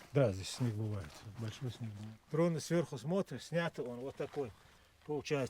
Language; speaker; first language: Russian; native; Russian